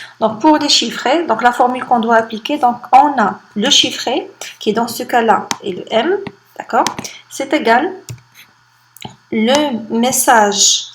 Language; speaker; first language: French; non-native, local second language; Arabic